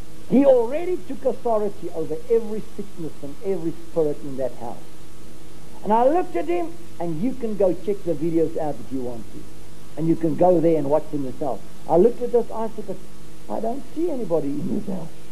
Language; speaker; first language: English; non-native, local second language; Afrikaans